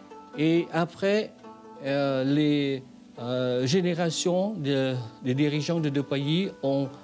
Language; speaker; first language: French; non-native, fluent; Vietnamese